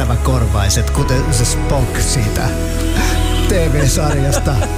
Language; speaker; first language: Finnish; native; Finnish